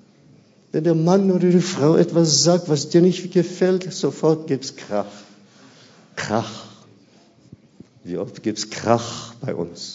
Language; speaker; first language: German; non-native, fluent; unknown